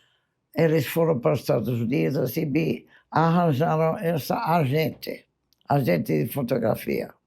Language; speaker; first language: Portuguese; non-native, fluent; English